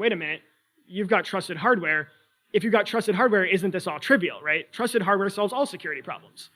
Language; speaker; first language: English; native; English